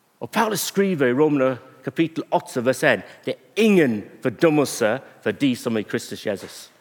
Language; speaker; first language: Norwegian; non-native, fluent; English